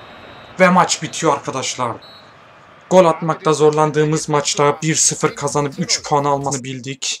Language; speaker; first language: Turkish; native; Turkish